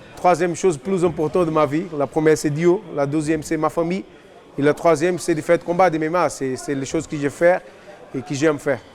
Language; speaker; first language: French; non-native, learner; Portuguese